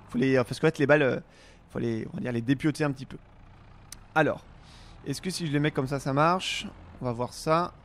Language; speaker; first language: French; native; French